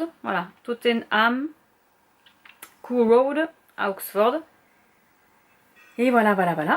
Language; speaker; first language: French; native; French